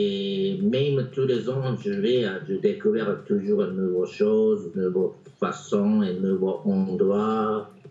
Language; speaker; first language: French; non-native, fluent; Japanese